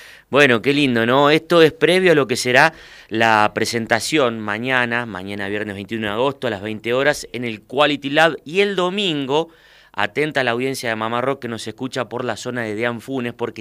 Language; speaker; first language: Spanish; native; Spanish